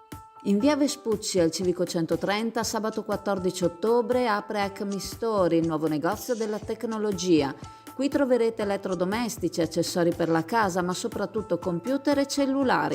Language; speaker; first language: Italian; native; Italian